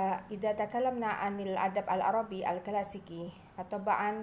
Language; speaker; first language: Arabic; non-native, fluent; Indonesian